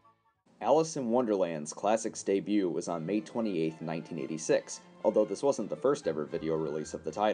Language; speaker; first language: English; native; English